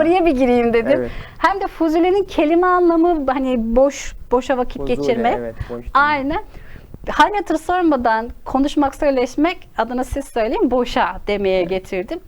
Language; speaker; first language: Turkish; native; Turkish